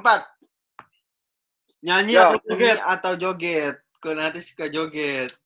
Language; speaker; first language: Indonesian; native; Indonesian